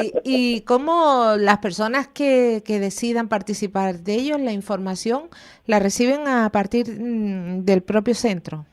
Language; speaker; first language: Spanish; native; Spanish